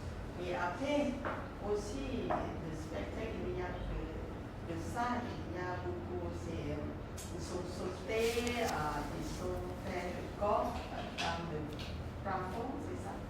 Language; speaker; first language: French; non-native, learner; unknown